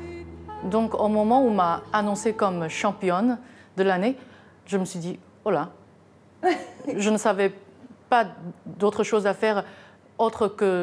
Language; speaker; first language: French; non-native, fluent; Chinese